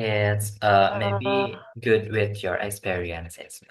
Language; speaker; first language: English; non-native, learner; Indonesian